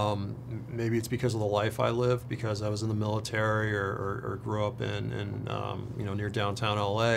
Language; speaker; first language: English; native; English